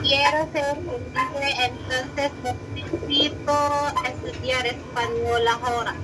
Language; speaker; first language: Spanish; non-native, learner; Filipino